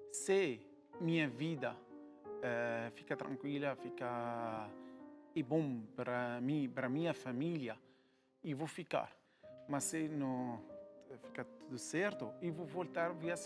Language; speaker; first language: Portuguese; non-native, learner; Arabic